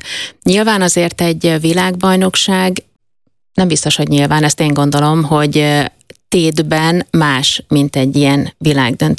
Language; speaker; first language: Hungarian; native; Hungarian